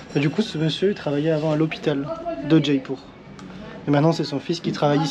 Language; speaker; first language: French; native; French